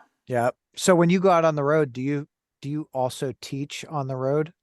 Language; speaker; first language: English; native; English